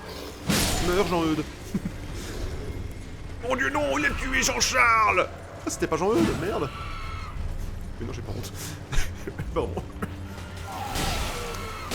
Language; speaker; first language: French; native; French